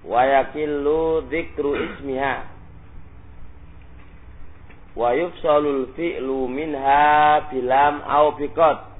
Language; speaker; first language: Arabic; non-native, fluent; Indonesian